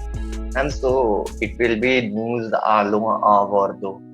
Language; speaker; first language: French; non-native, learner; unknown